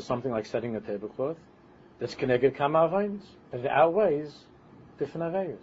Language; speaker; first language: English; native; English